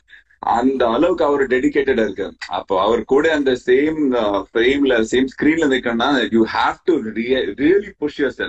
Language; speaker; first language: Tamil; non-native, fluent; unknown